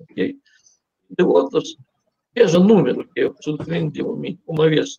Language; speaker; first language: Portuguese; non-native, fluent; Russian